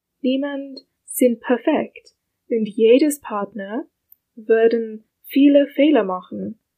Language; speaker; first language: German; non-native, learner; English